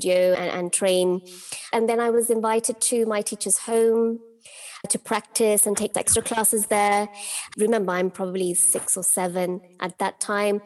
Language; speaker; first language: English; native; English